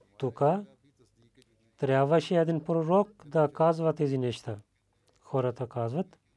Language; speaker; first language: Bulgarian; non-native, learner; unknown